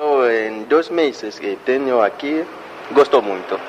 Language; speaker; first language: Portuguese; non-native, learner; Spanish